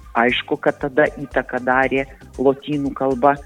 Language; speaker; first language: Lithuanian; native; Lithuanian